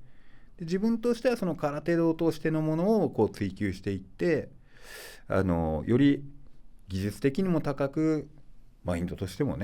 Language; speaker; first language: Japanese; native; Japanese